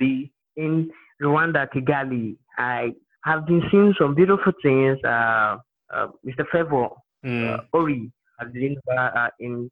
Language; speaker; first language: English; non-native, local second language; Igbo